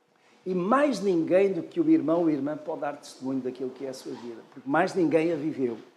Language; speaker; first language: Portuguese; native; Portuguese